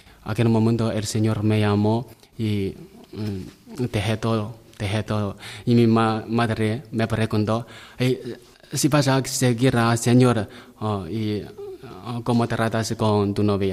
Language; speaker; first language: Spanish; non-native, learner; Chinese